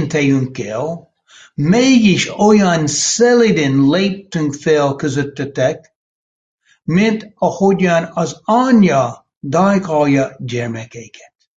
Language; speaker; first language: Hungarian; non-native, fluent; English